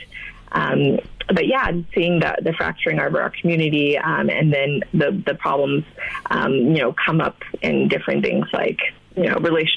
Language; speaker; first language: English; native; English